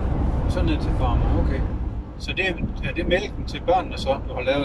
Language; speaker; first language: Danish; native; Danish